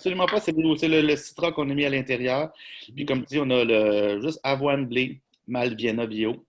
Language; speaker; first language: French; native; French